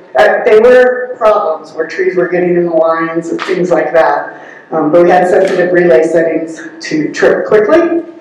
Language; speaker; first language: English; native; English